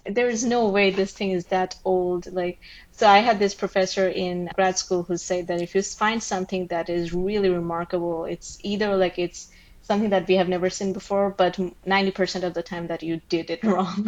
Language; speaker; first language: English; non-native, local second language; Bangla